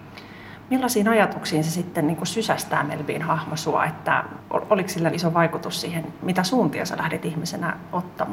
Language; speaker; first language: Finnish; native; Finnish